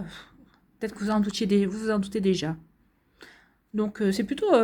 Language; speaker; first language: French; native; French